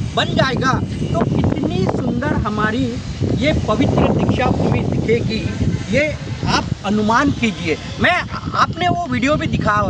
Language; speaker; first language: Hindi; non-native, local second language; Marathi